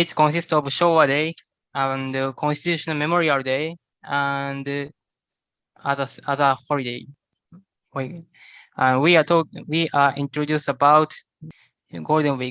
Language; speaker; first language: English; non-native, learner; Japanese